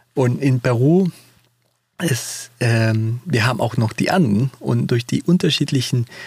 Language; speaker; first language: German; non-native, fluent; Spanish